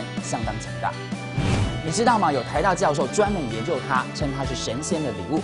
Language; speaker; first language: Chinese; native; Chinese